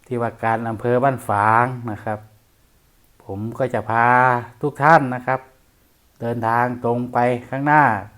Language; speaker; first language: Thai; non-native, local second language; Northeastern Thai